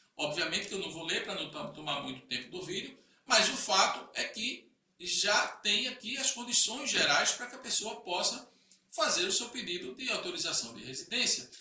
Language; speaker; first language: Portuguese; native; Portuguese